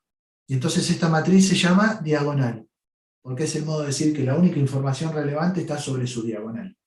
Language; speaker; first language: Spanish; native; Spanish